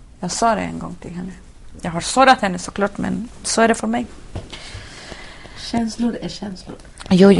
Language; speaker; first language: Swedish; non-native, fluent; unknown